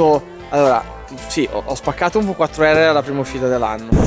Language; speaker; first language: Italian; native; Italian